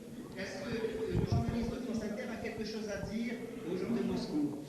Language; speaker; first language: French; native; French